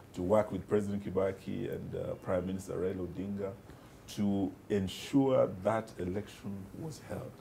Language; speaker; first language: English; non-native, local second language; Luyia